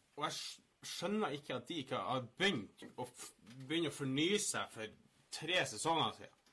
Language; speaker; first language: Norwegian; native; Norwegian